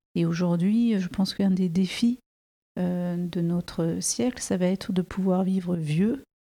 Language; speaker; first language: French; native; French